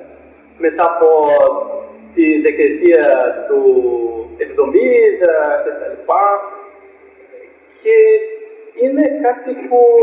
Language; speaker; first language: Greek; non-native, fluent; Portuguese